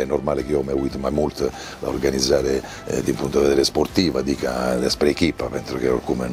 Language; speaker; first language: Romanian; non-native, learner; Italian